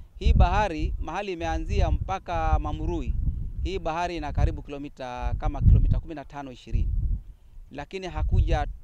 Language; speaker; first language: Swahili; native; Swahili